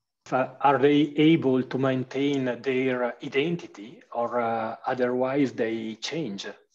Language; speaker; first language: English; non-native, fluent; Italian